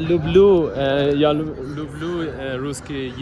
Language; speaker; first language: Russian; non-native, learner; Persian